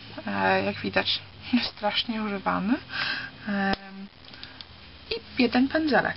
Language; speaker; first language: Polish; early bilingual, heritage; Polish